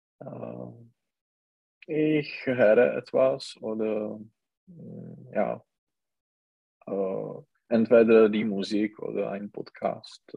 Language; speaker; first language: German; non-native, learner; Czech